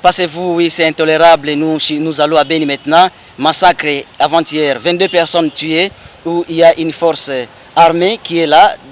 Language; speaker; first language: French; non-native, local second language; Swahili